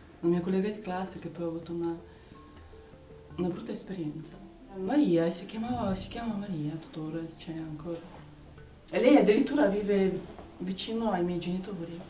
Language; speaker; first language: Italian; non-native, fluent; Romanian